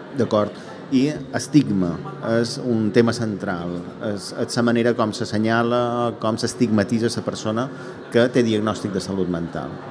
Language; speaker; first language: Catalan; native; Catalan